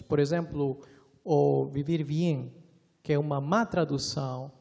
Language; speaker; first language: Portuguese; non-native, fluent; Spanish